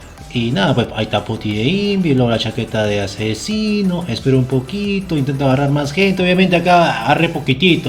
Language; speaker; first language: Spanish; native; Spanish